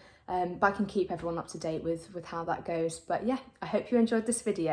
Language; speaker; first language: English; native; English